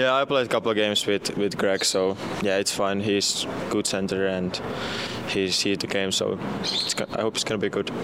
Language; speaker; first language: English; non-native, fluent; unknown